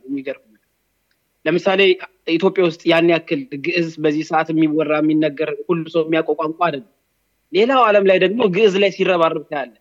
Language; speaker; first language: Amharic; native; Amharic